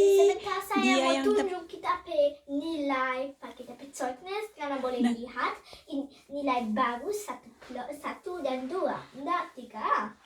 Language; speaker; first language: Indonesian; early bilingual, heritage; Indonesian